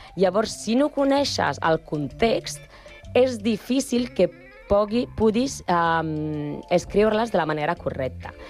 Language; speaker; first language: Catalan; non-native, learner; Spanish